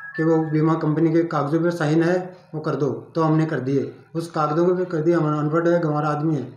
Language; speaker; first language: Hindi; native; Hindi